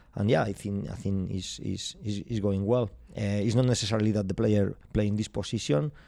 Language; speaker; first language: English; non-native, fluent; Spanish